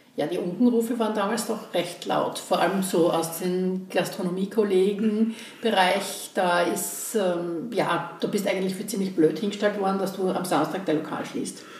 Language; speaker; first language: German; native; German